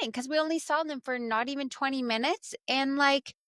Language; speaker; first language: English; native; English